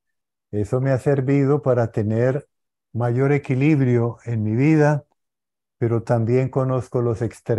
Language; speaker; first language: Spanish; native; Spanish